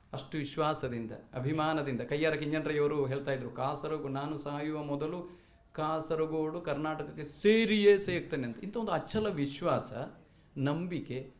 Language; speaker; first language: Kannada; non-native, local second language; Malayalam